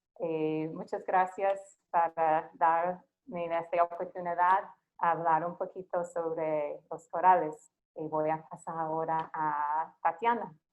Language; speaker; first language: Spanish; non-native, fluent; English